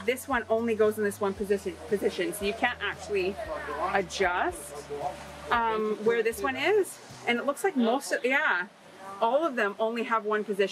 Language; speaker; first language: English; native; English